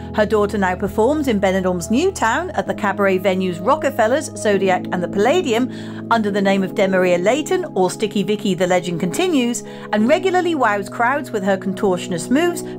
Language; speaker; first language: English; native; English